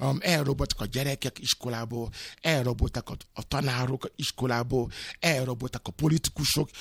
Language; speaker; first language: Hungarian; non-native, learner; Yoruba